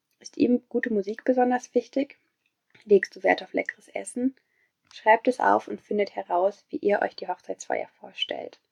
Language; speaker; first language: German; native; German